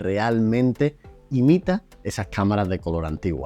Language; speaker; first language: Spanish; native; Spanish